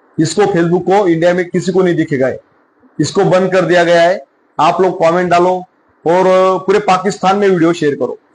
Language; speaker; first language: Hindi; non-native, local second language; Marathi